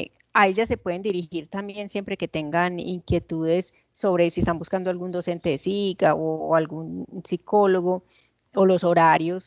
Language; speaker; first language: Spanish; native; Spanish